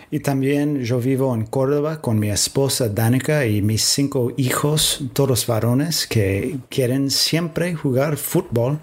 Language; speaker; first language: Spanish; non-native, fluent; English